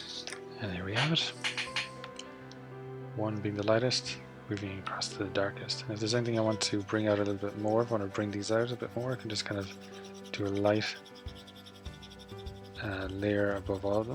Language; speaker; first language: English; native; English